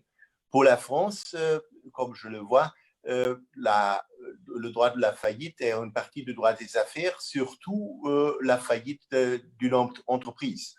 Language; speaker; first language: French; non-native, fluent; German